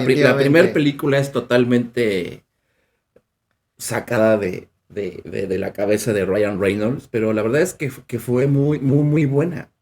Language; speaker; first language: Spanish; native; Spanish